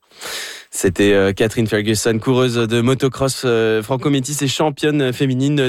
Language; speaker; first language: French; native; French